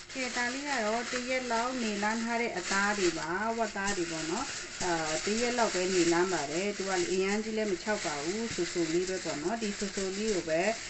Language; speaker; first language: Burmese; non-native, local second language; Shan